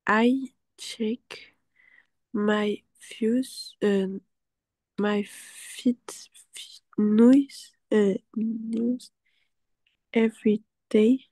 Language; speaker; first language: English; non-native, learner; French